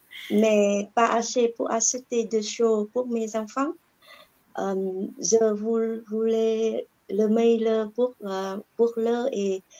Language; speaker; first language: French; non-native, learner; Vietnamese